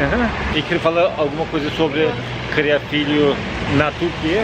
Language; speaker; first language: Portuguese; non-native, learner; Turkish